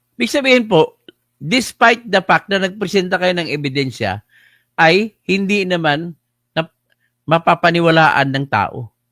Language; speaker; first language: Filipino; non-native, local second language; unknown